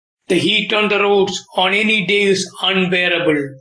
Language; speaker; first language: English; non-native, local second language; Malayalam